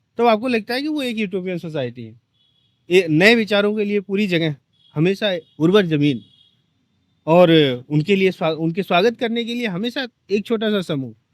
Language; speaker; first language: Hindi; native; Hindi